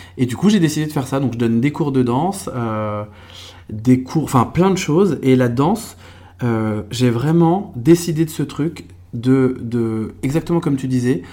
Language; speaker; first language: French; native; French